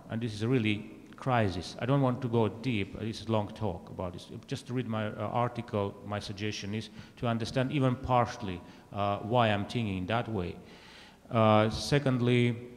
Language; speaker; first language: English; non-native, fluent; Armenian